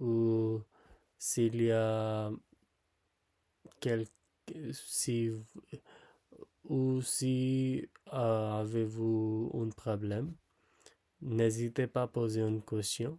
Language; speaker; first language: French; non-native, learner; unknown